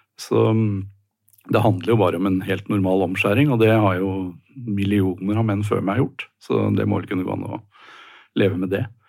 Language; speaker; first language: Norwegian; native; Norwegian